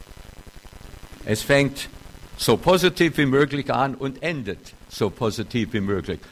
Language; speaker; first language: German; non-native, fluent; English